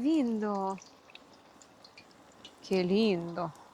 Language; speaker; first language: Spanish; non-native, learner; Russian